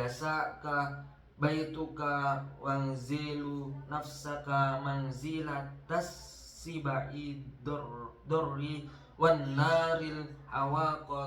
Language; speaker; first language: Arabic; non-native, learner; Indonesian